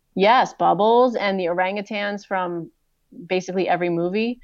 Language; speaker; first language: English; native; English